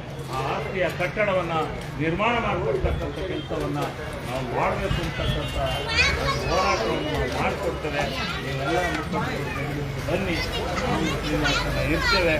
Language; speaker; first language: Kannada; native; Kannada